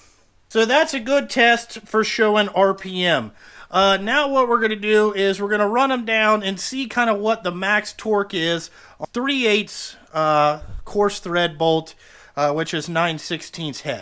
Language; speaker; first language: English; native; English